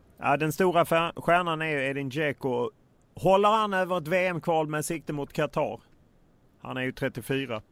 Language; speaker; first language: Swedish; native; Swedish